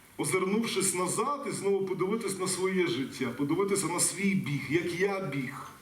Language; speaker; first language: Ukrainian; non-native, local second language; Russian